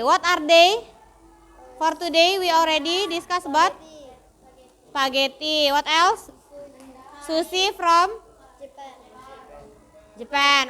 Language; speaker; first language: English; non-native, fluent; Indonesian